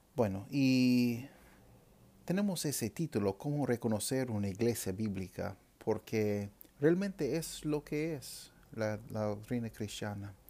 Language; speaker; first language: Spanish; non-native, fluent; English